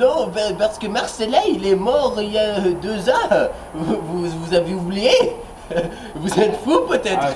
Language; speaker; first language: French; non-native, learner; English